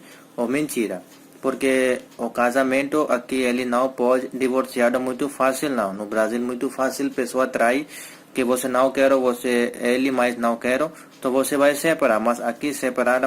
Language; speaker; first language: Portuguese; non-native, learner; Hindi